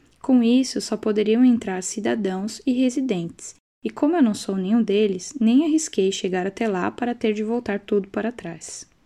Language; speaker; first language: Portuguese; native; Portuguese